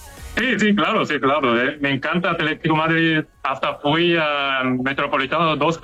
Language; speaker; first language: Spanish; non-native, fluent; Korean